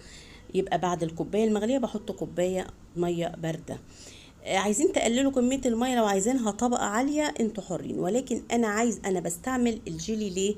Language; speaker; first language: Arabic; native; Arabic